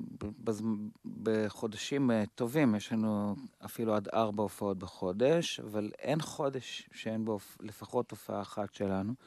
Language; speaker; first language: Hebrew; native; Hebrew